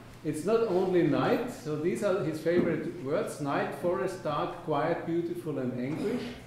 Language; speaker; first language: English; non-native, fluent; German